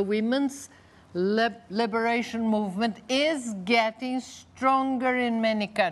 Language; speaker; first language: English; non-native, fluent; Portuguese